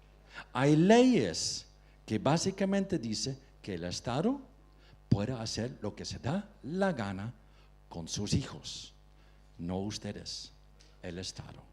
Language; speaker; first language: Spanish; non-native, fluent; Dutch